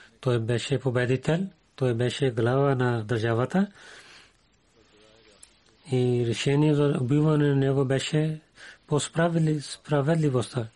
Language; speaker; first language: Bulgarian; non-native, learner; Urdu